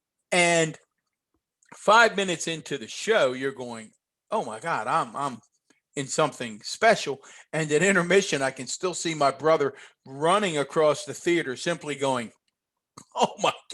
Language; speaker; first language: English; native; English